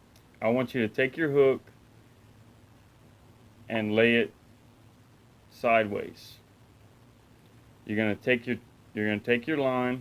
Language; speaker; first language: English; native; English